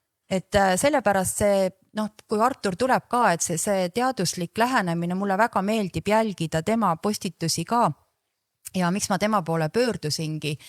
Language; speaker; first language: Estonian; native; Estonian